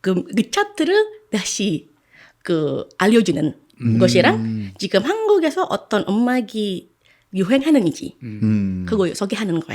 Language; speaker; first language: Korean; non-native, fluent; Indonesian